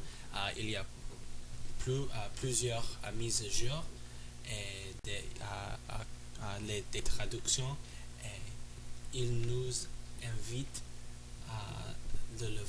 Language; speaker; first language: French; non-native, learner; English